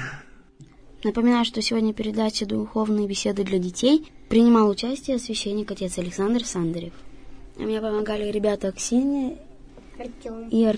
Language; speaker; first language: Russian; native; Russian